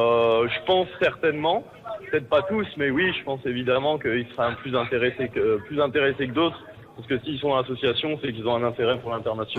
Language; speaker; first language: French; native; French